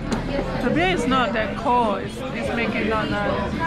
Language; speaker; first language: English; non-native, fluent; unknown